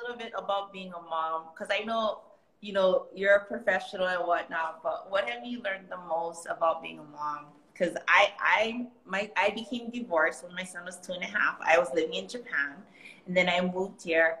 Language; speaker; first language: English; early bilingual, other home language; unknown